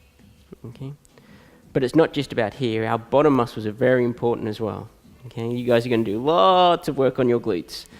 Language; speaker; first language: English; native; English